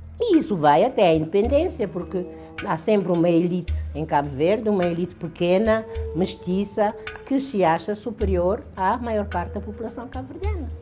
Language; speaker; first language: Portuguese; non-native, local second language; Kabuverdianu